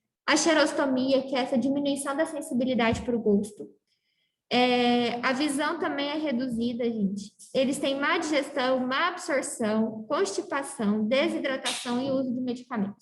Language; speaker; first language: Portuguese; native; Portuguese